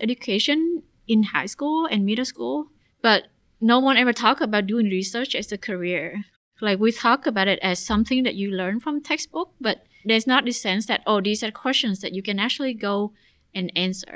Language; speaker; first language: English; non-native, fluent; Vietnamese